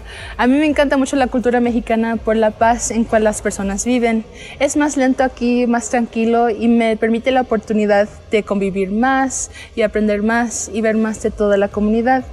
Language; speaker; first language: Spanish; non-native, fluent; English